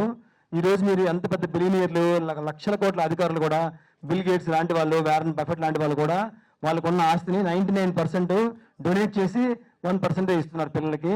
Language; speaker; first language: Telugu; native; Telugu